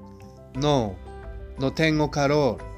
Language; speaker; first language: Spanish; non-native, fluent; Japanese